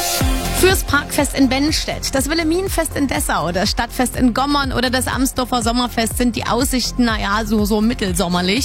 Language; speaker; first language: German; native; German